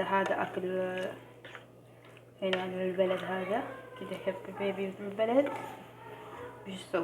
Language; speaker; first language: Arabic; non-native, fluent; Oromo